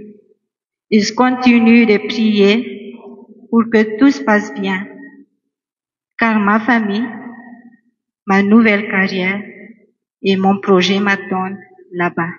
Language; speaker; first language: French; non-native, local second language; Malagasy